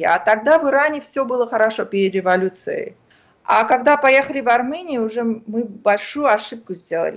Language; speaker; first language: Russian; non-native, fluent; Armenian